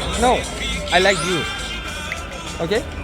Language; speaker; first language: English; non-native, learner; Korean